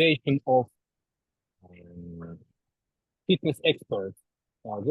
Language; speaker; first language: English; non-native, learner; Ukrainian